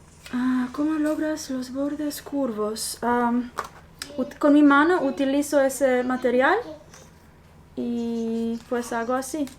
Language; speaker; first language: Spanish; non-native, fluent; English